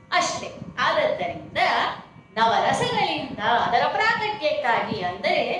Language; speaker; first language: Kannada; native; Kannada